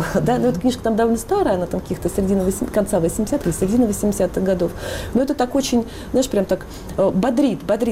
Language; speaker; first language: Russian; native; Russian